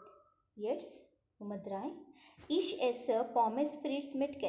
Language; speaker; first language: German; non-native, fluent; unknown